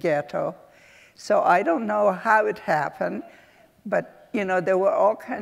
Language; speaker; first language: English; early bilingual, other home language; Polish